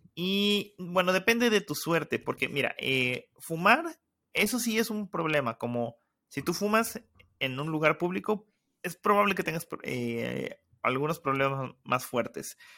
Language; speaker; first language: Spanish; native; Spanish